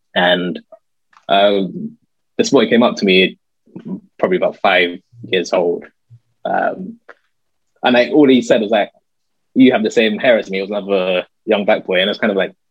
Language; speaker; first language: English; native; English